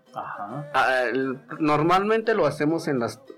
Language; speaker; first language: Spanish; non-native, local second language; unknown